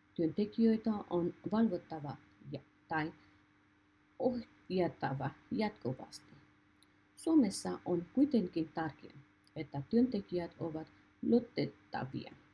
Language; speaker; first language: Finnish; non-native, learner; Nepali